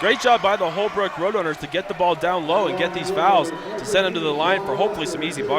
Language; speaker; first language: English; native; English